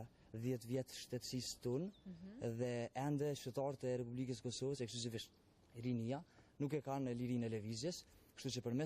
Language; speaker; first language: Albanian; native; Albanian